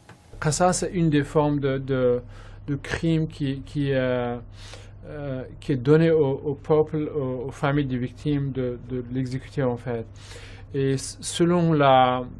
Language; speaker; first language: French; non-native, fluent; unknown